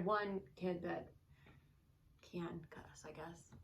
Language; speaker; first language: English; native; English